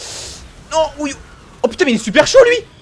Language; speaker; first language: French; native; French